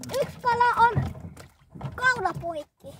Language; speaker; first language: Finnish; early bilingual, other home language; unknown